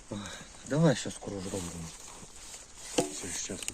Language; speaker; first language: Russian; native; Russian